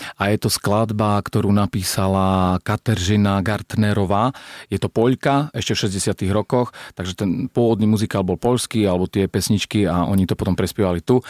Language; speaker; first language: Slovak; non-native, local second language; Rusyn